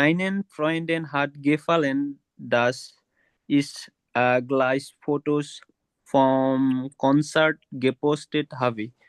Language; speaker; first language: German; non-native, learner; Bangla